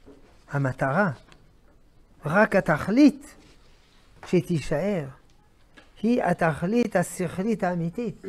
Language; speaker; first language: Hebrew; non-native, fluent; French